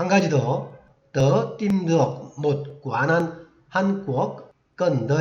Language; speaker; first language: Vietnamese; non-native, fluent; Korean